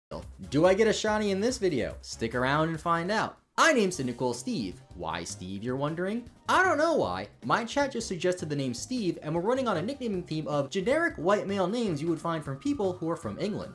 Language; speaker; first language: English; native; English